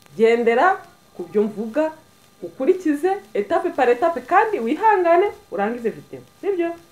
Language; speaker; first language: Kinyarwanda; early bilingual, heritage; Kinyarwanda